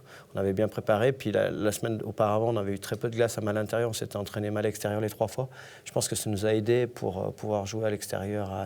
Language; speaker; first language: French; native; French